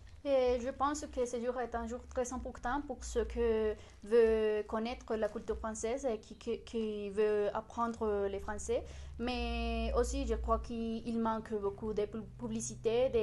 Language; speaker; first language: French; non-native, fluent; Spanish